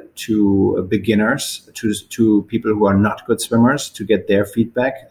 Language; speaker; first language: English; non-native, fluent; German